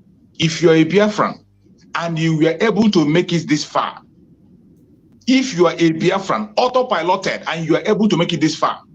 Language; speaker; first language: English; non-native, local second language; Igbo